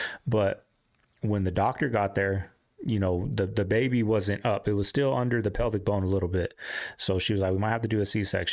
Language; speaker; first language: English; native; English